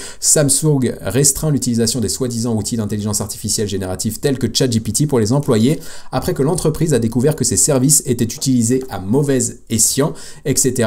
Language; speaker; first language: French; native; French